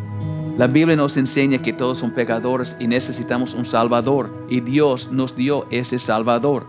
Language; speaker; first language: Spanish; non-native, fluent; English